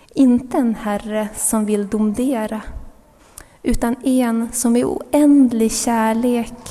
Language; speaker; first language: Swedish; native; Swedish